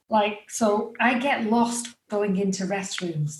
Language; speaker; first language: English; native; English